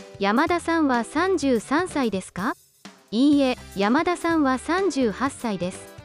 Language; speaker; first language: Japanese; non-native, learner; Portuguese